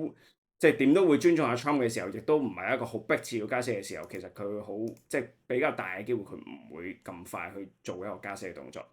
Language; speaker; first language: Cantonese; native; Cantonese